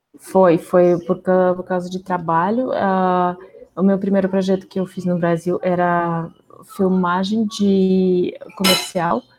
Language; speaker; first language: Portuguese; non-native, fluent; Russian